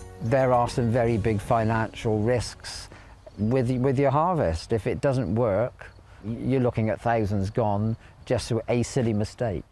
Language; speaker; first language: English; native; English